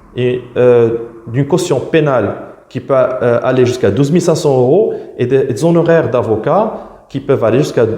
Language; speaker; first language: French; non-native, local second language; Arabic